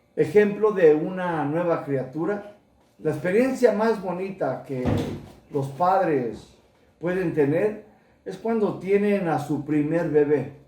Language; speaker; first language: Spanish; early bilingual, heritage; Spanish